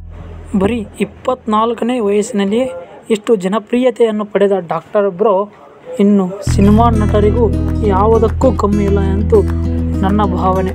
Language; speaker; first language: Kannada; native; Kannada